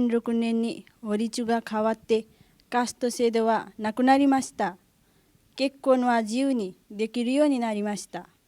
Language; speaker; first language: Japanese; non-native, learner; Nepali